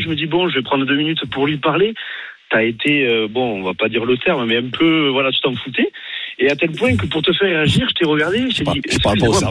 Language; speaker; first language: French; native; French